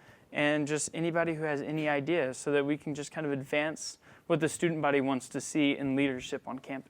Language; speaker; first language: English; native; English